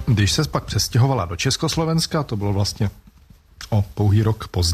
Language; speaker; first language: Czech; native; Czech